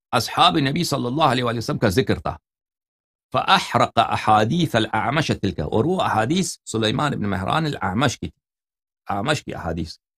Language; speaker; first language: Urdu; non-native, fluent; Persian